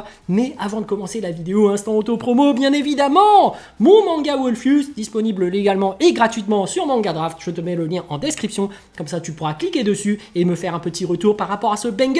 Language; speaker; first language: French; native; French